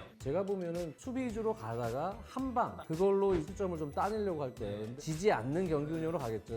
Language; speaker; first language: Korean; native; Korean